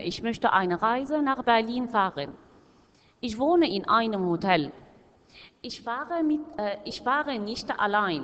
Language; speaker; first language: German; non-native, fluent; Arabic